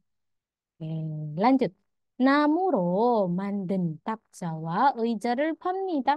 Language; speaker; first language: Korean; non-native, fluent; Indonesian